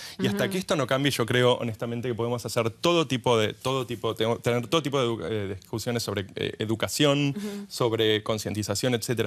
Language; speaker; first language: Spanish; native; Spanish